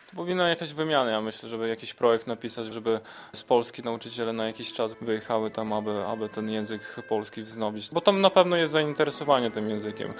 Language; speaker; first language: Polish; native; Polish